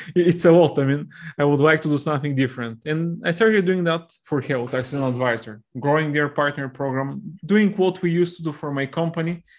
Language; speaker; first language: English; non-native, fluent; Bulgarian